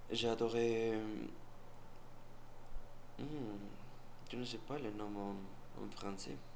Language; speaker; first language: French; non-native, learner; Spanish